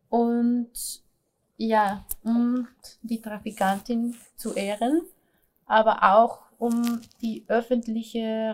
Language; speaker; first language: German; non-native, fluent; Spanish